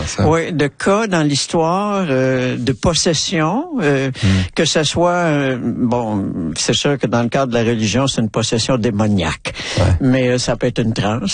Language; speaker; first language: French; native; French